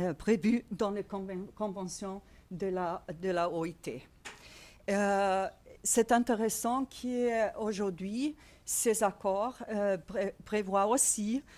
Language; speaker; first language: French; non-native, fluent; Portuguese